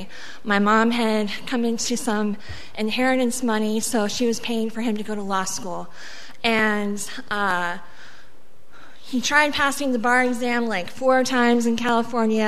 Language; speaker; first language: English; early bilingual, other home language; Spanish